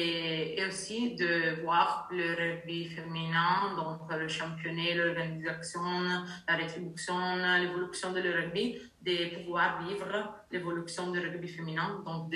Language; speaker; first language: French; non-native, learner; Italian